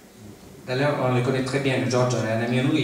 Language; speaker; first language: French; non-native, fluent; Italian